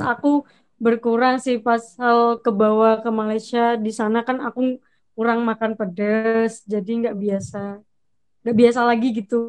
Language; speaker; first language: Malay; non-native, local second language; Javanese